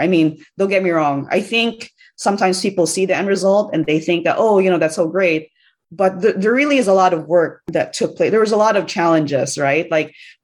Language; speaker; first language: English; non-native, local second language; Cebuano